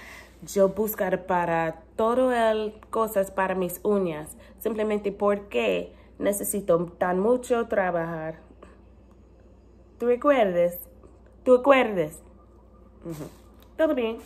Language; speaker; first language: Spanish; non-native, learner; English